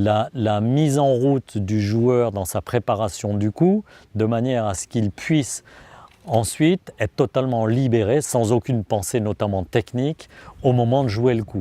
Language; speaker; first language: French; native; French